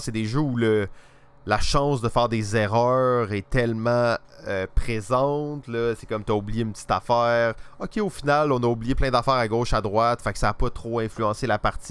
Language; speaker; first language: French; native; French